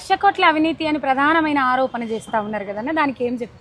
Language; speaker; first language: Telugu; native; Telugu